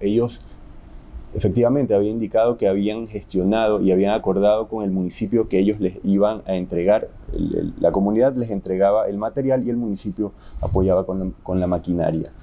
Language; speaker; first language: Spanish; native; Spanish